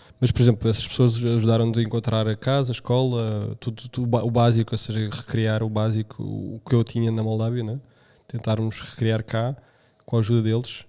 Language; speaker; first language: Portuguese; early bilingual, other home language; Romanian